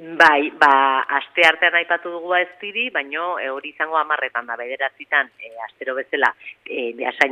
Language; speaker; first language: Basque; native; Basque